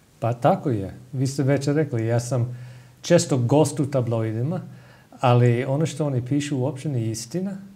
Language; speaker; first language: Serbian; non-native, fluent; English